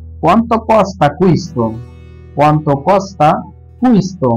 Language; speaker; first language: Italian; non-native, fluent; Bangla